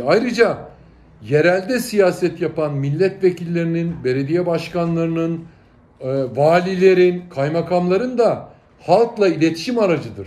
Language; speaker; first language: Turkish; native; Turkish